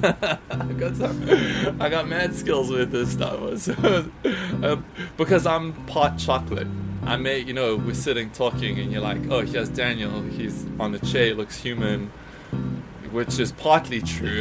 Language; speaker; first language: English; native; English